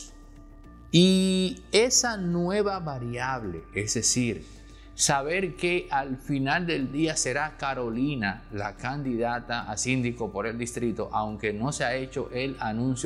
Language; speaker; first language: Spanish; native; Spanish